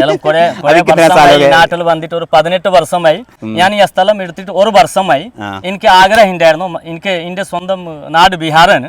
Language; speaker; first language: Malayalam; non-native, local second language; Hindi